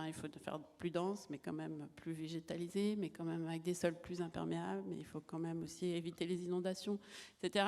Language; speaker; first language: French; native; French